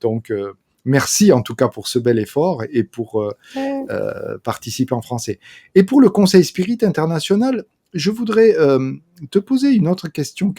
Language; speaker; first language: French; native; French